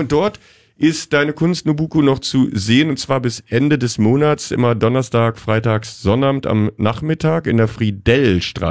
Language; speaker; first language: German; native; German